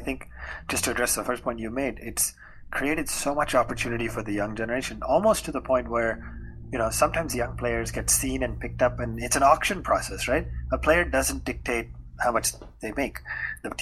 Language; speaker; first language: English; non-native, local second language; Hindi